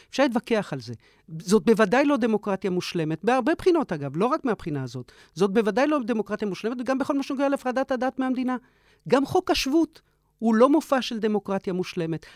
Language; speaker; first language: Hebrew; early bilingual, other home language; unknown